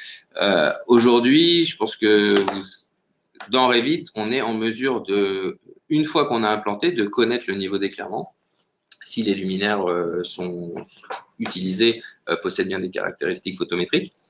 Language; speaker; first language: French; native; French